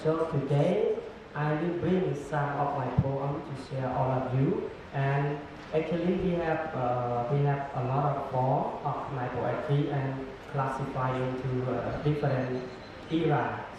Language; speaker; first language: English; non-native, learner; Khmer